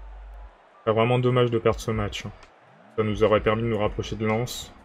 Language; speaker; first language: French; native; French